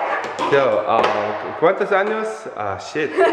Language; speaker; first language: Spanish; non-native, learner; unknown